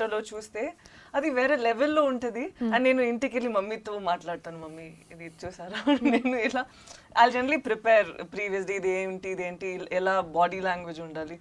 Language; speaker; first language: Telugu; non-native, learner; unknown